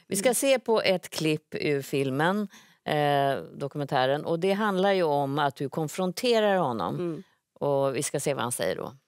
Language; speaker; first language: Swedish; native; Swedish